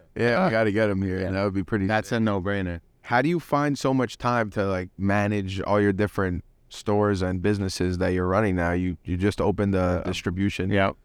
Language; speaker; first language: English; native; English